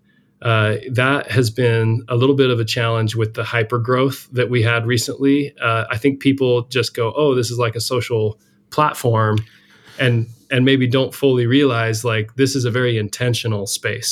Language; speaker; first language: English; native; English